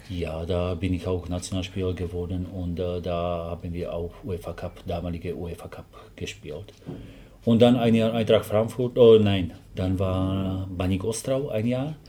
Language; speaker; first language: German; non-native, fluent; Slovak